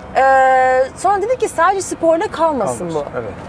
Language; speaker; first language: Turkish; early bilingual, other home language; Russian